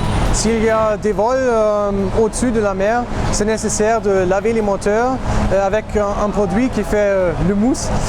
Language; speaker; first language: French; non-native, fluent; German